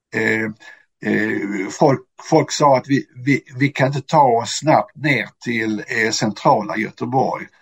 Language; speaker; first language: Swedish; native; Swedish